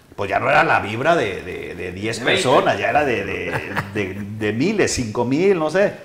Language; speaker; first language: Spanish; native; Spanish